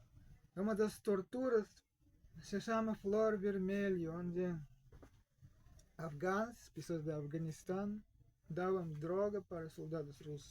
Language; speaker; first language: Portuguese; non-native, fluent; Russian